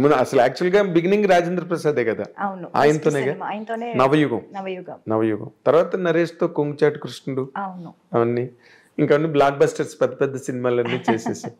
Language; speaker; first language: Telugu; native; Telugu